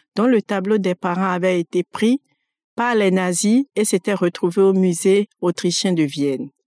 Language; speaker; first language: French; non-native, local second language; Fon